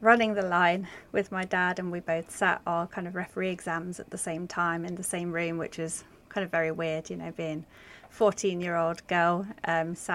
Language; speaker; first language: English; native; English